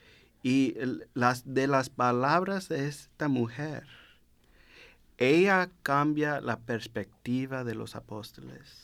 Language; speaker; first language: Spanish; non-native, learner; English